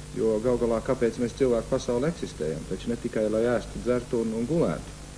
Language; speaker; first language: Latvian; early bilingual, heritage; Latvian